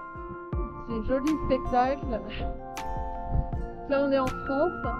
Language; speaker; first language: French; native; French